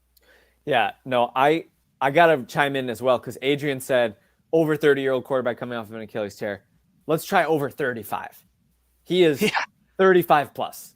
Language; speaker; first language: English; native; English